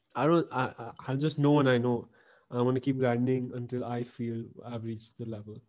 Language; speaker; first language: English; native; English